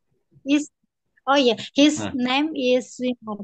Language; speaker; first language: English; non-native, learner; Indonesian